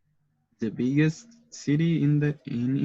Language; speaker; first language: English; non-native, learner; Spanish